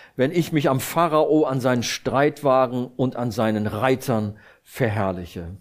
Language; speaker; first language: German; native; German